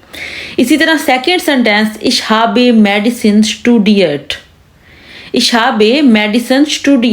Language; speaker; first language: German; non-native, fluent; Urdu